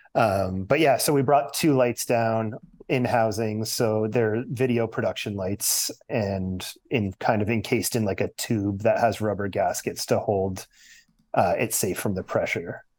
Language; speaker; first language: English; native; English